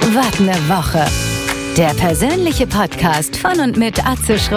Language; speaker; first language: German; native; German